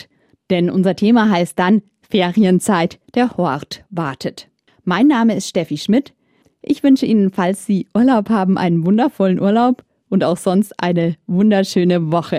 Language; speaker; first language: German; native; German